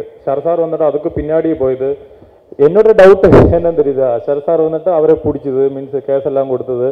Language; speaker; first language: Tamil; non-native, learner; Malayalam